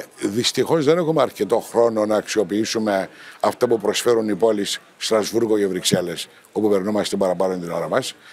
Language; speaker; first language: Greek; non-native, local second language; Turkish